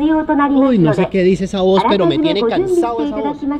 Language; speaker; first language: Spanish; native; Spanish